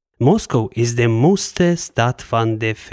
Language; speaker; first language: Dutch; non-native, learner; Russian